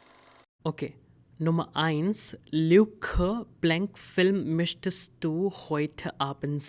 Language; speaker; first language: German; non-native, fluent; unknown